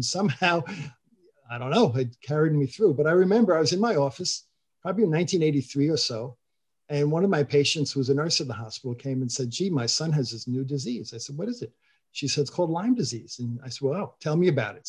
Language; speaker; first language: English; native; English